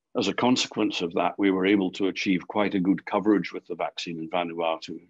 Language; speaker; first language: English; native; English